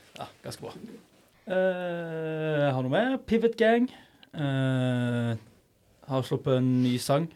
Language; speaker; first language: Norwegian; native; Norwegian